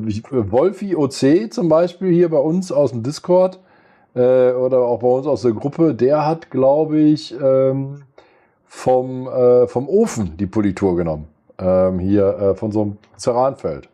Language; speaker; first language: German; native; German